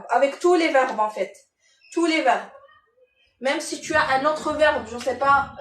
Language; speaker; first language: French; non-native, local second language; Arabic